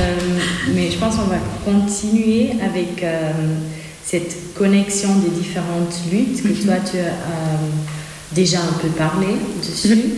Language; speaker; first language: French; non-native, learner; German